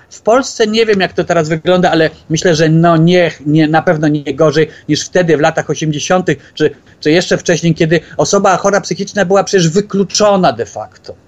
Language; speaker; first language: Polish; native; Polish